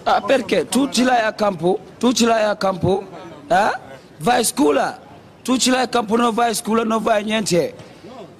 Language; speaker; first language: Italian; non-native, learner; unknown